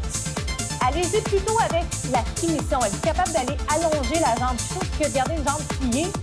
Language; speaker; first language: French; native; French